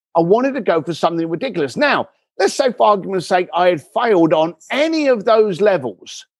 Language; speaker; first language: English; native; English